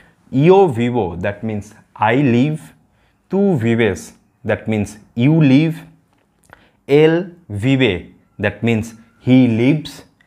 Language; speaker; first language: English; non-native, local second language; Bangla